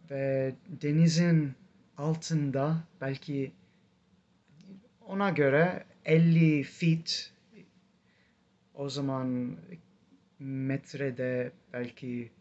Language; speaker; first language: Turkish; non-native, fluent; English